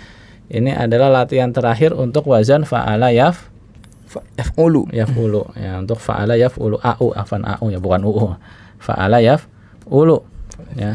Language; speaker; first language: Indonesian; native; Indonesian